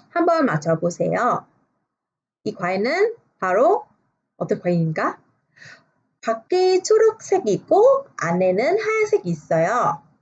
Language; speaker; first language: Korean; non-native, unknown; Vietnamese